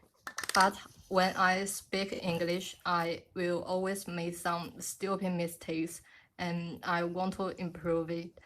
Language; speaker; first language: English; non-native, learner; Chinese